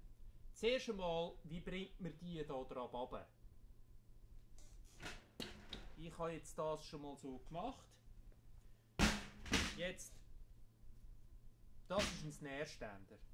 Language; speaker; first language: German; native; German